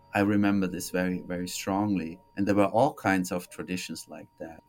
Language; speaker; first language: English; non-native, fluent; German